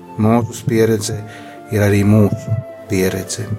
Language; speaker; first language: Latvian; native; Latvian